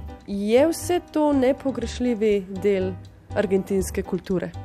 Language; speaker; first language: Slovenian; native; Slovenian